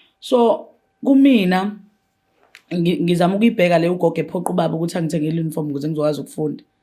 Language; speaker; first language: Zulu; native; Zulu